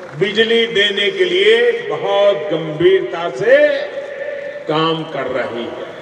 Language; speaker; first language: Hindi; non-native, local second language; Gujarati